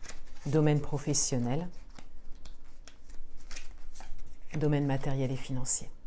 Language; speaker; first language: French; native; French